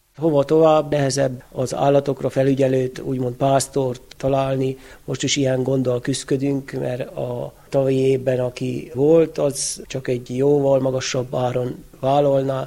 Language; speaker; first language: Hungarian; native; Hungarian